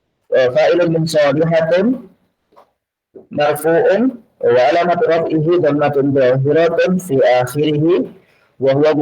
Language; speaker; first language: Arabic; non-native, learner; Indonesian